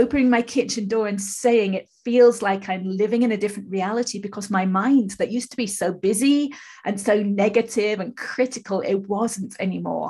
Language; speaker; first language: English; native; English